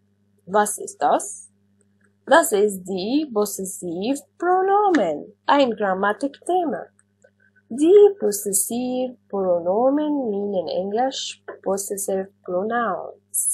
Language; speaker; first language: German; non-native, fluent; Arabic